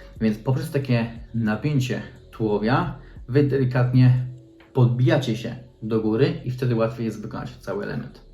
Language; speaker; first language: Polish; native; Polish